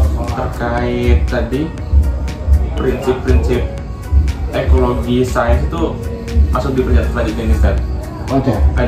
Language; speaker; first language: Indonesian; native; Indonesian